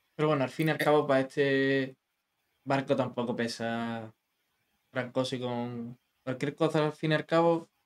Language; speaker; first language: Spanish; native; Spanish